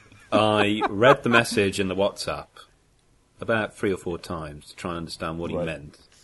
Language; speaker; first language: English; native; English